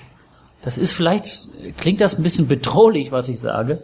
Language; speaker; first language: German; native; German